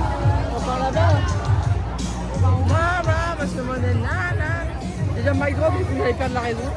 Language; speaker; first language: French; native; French